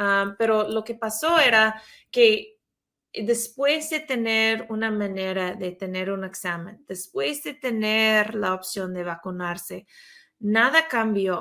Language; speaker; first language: Spanish; non-native, fluent; English